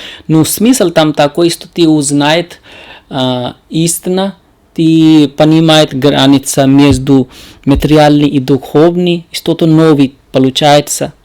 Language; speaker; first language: Russian; non-native, learner; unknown